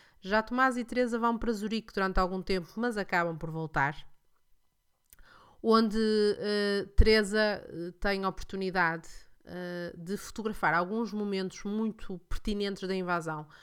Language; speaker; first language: Portuguese; native; Portuguese